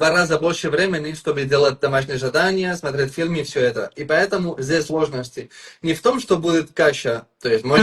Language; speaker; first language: Russian; non-native, fluent; Catalan